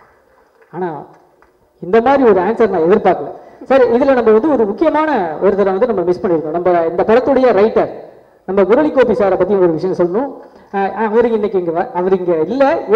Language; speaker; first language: Tamil; native; Tamil